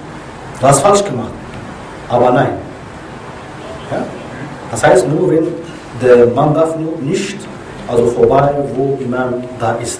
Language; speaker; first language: German; non-native, learner; Arabic